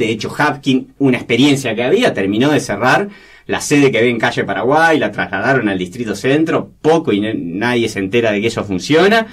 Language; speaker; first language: Spanish; native; Spanish